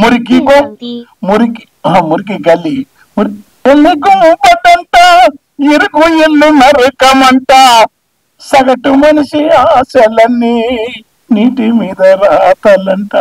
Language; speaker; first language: Telugu; native; Telugu